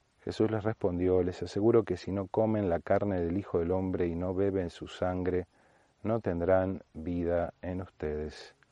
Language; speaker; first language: Spanish; native; Spanish